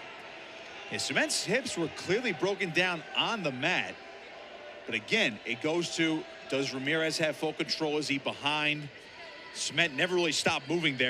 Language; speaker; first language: English; native; English